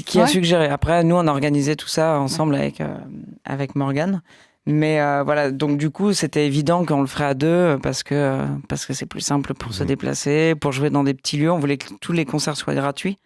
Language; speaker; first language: French; native; French